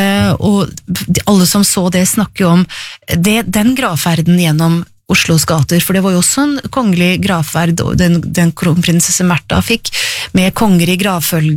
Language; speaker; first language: Norwegian; native; Norwegian